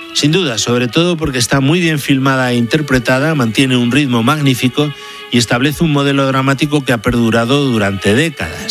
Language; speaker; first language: Spanish; native; Spanish